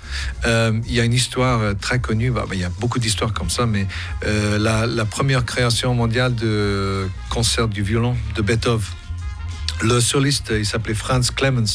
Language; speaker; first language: French; non-native, fluent; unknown